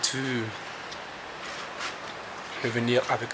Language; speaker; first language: French; non-native, learner; Spanish